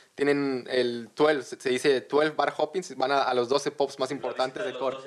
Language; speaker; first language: Spanish; native; Spanish